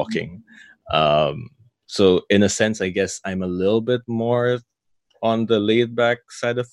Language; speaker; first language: English; native; English